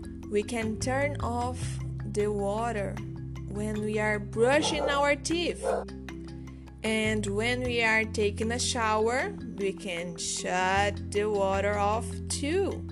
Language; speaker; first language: English; non-native, fluent; Portuguese